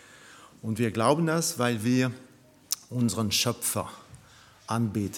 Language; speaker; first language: German; non-native, fluent; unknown